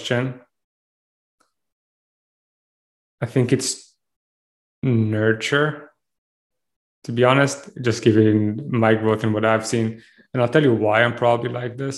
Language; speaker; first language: English; non-native, fluent; Hebrew